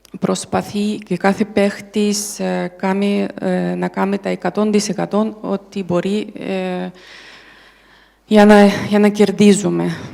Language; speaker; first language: Greek; non-native, learner; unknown